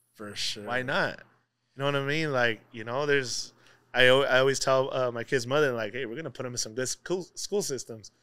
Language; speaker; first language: English; native; English